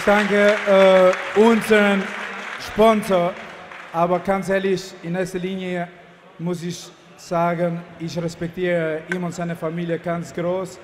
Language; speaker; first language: German; non-native, fluent; Albanian